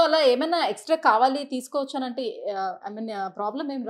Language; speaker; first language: Telugu; native; Telugu